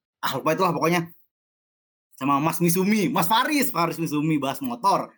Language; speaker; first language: Indonesian; native; Indonesian